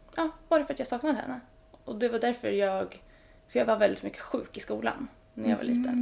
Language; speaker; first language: Swedish; early bilingual, other home language; Spanish